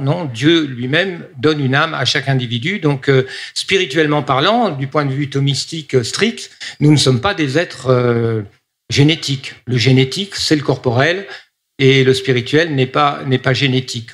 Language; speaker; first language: French; native; French